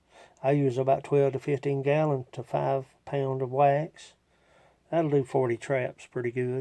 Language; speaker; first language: English; native; English